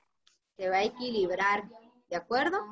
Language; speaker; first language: Spanish; native; Spanish